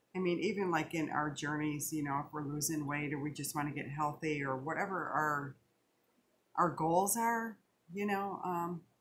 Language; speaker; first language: English; native; English